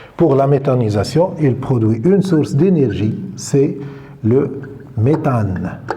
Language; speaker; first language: French; non-native, local second language; Arabic